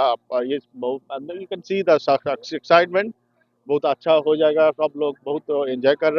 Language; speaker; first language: Hindi; non-native, local second language; Bangla